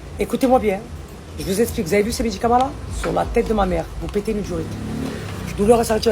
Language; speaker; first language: French; native; French